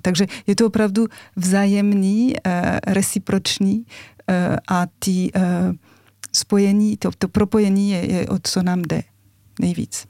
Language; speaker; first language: Czech; non-native, fluent; French